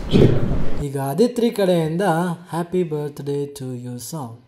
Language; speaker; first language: Kannada; native; Kannada